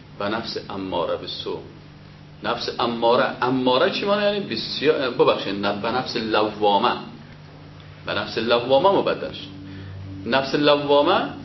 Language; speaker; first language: Persian; native; Persian